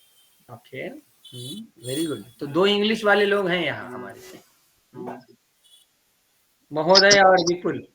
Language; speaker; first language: Hindi; native; Hindi